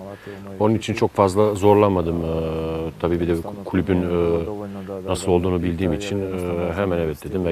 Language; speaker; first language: Turkish; native; Turkish